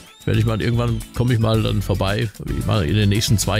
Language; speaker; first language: German; native; German